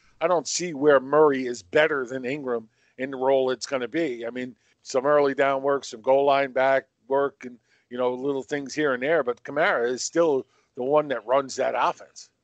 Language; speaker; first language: English; native; English